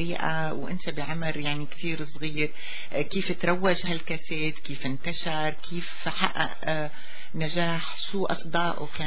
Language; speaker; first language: Arabic; native; Arabic